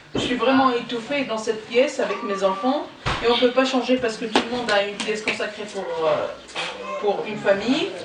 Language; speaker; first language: French; non-native, local second language; Arabic